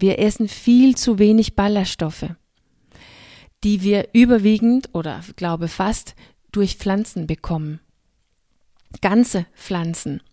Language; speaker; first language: German; non-native, fluent; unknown